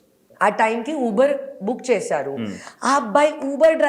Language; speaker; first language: Telugu; non-native, local second language; Hindi